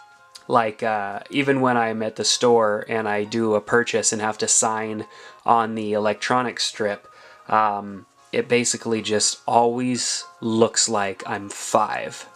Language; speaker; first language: English; native; English